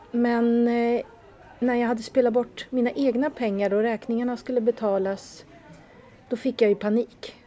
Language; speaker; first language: Swedish; native; Swedish